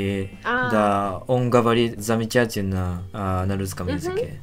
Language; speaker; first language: Russian; non-native, learner; Japanese